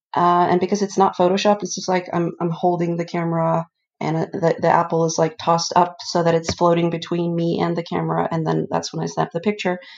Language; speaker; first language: English; early bilingual, other home language; Icelandic